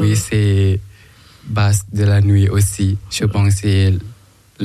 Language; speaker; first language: French; non-native, learner; Thai